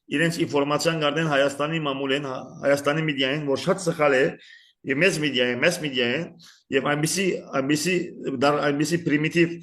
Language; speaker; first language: Armenian; early bilingual, heritage; Armenian